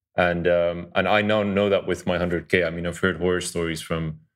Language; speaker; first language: English; early bilingual, other home language; Dutch